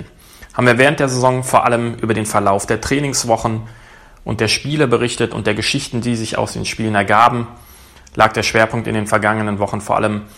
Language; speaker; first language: German; native; German